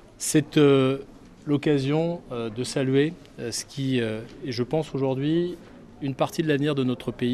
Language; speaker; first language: French; native; French